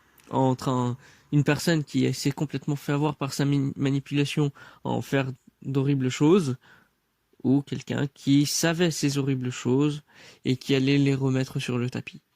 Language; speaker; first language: French; native; French